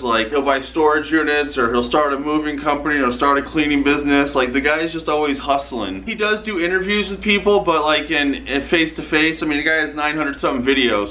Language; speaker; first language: English; native; English